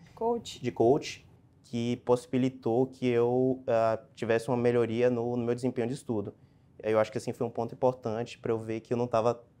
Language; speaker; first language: Portuguese; native; Portuguese